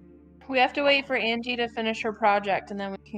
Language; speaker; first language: English; native; English